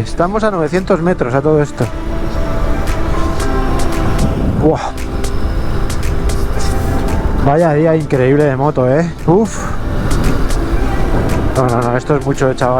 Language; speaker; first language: Spanish; native; Spanish